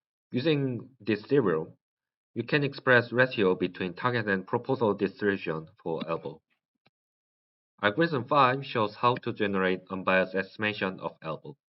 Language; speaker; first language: English; non-native, learner; Korean